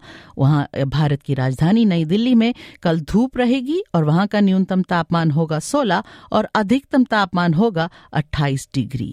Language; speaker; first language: Hindi; native; Hindi